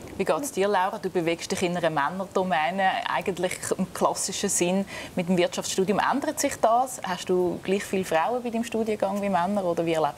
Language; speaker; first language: German; native; German